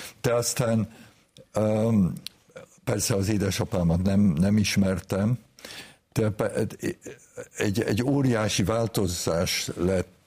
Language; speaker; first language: Hungarian; early bilingual, heritage; Hungarian